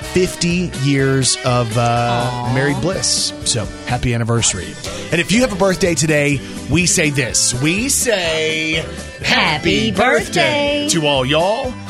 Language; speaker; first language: English; native; English